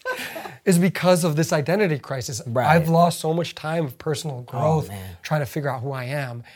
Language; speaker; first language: English; early bilingual, other home language; Arabic